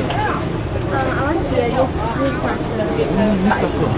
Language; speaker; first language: English; non-native, local second language; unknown